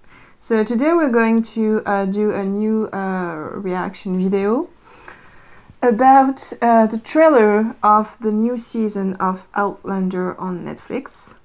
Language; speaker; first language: English; non-native, fluent; French